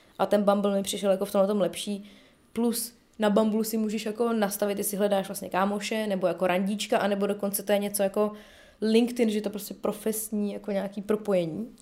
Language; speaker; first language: Czech; early bilingual, other home language; Bulgarian